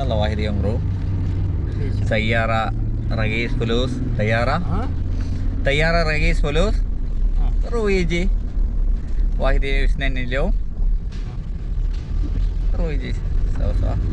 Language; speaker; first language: Arabic; non-native, learner; Malayalam